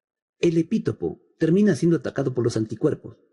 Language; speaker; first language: Spanish; native; Spanish